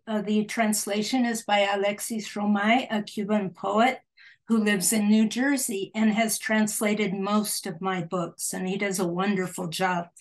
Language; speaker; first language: English; early bilingual, other home language; Spanish